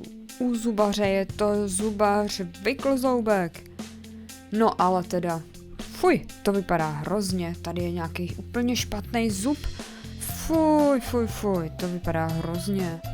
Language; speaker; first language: Czech; native; Czech